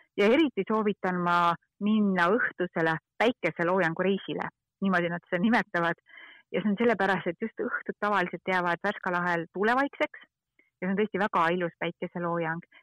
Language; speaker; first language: Estonian; native; Estonian